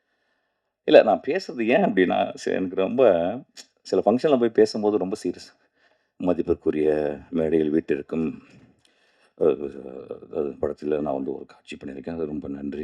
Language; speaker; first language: Tamil; native; Tamil